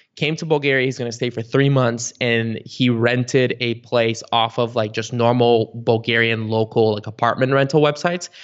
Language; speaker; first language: English; early bilingual, other home language; Bulgarian